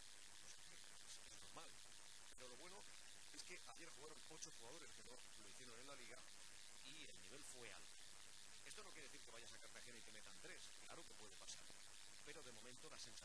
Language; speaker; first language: Spanish; native; Spanish